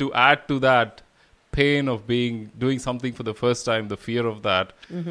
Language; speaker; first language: English; non-native, local second language; Kannada